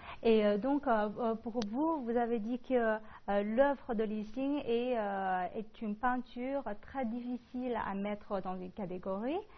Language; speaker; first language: French; non-native, fluent; Chinese